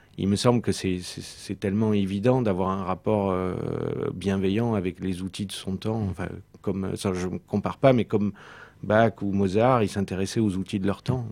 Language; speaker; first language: French; early bilingual, heritage; French